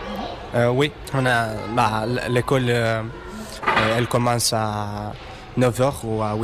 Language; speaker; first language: French; non-native, learner; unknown